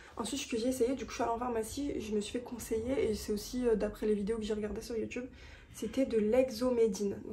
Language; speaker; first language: French; native; French